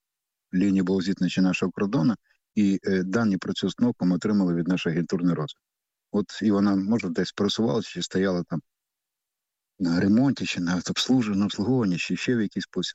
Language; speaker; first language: Ukrainian; native; Ukrainian